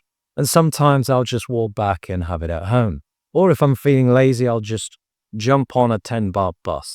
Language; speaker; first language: English; native; English